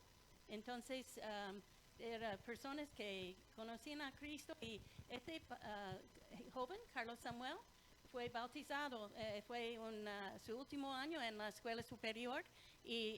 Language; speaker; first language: Spanish; non-native, fluent; English